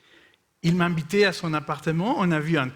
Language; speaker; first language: French; non-native, fluent; Spanish